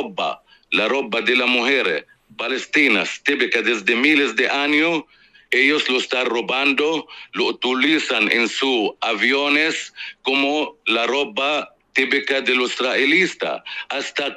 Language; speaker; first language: Spanish; non-native, fluent; Arabic